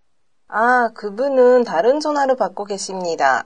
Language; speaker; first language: Korean; non-native, learner; Japanese